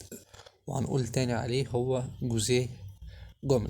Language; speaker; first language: Arabic; native; Arabic